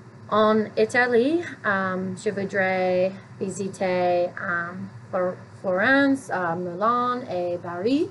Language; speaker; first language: French; non-native, learner; English